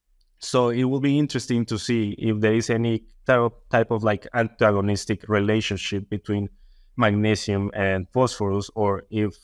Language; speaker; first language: English; non-native, fluent; Spanish